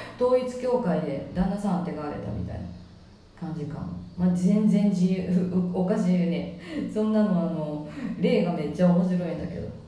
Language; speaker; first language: Japanese; native; Japanese